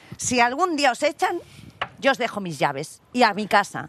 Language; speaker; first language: Spanish; non-native, local second language; Catalan